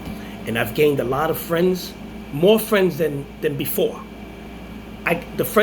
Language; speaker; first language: English; native; English